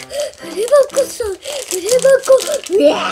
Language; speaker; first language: Japanese; native; Japanese